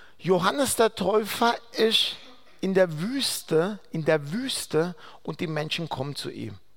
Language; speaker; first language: German; non-native, fluent; Aramaic